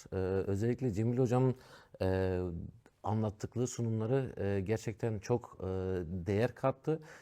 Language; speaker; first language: Turkish; early bilingual, heritage; Turkish